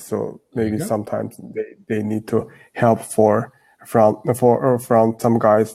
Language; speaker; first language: English; non-native, learner; Chinese